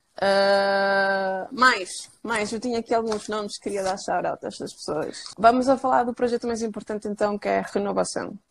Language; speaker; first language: Portuguese; non-native, fluent; Spanish